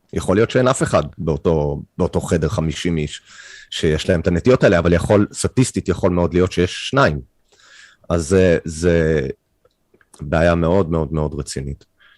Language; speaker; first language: Hebrew; non-native, fluent; English